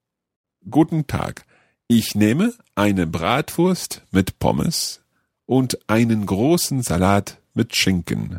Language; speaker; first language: German; non-native, learner; English